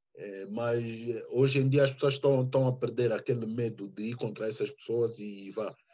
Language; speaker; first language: Portuguese; early bilingual, heritage; Portuguese